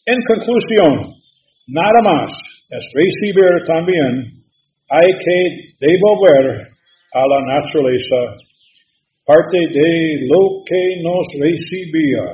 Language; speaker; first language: Spanish; non-native, learner; English